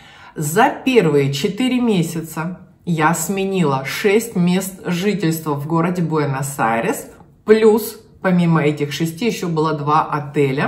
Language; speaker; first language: Russian; native; Russian